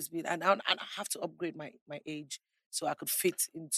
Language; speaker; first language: English; non-native, local second language; Ibibio